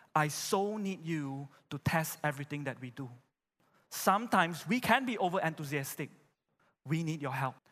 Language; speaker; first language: English; non-native, local second language; Chinese